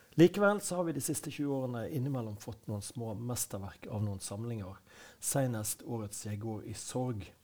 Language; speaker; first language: Norwegian; native; Norwegian